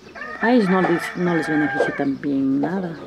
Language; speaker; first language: Spanish; native; Spanish